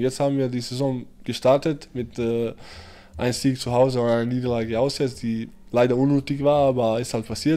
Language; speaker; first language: German; early bilingual, other home language; Bosnian